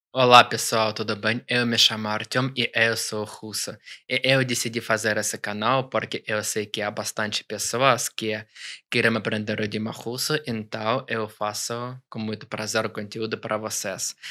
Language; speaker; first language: Portuguese; non-native, learner; Russian